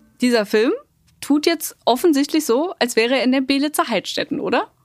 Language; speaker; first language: German; native; German